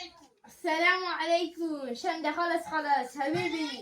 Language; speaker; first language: Arabic; non-native, learner; Bangla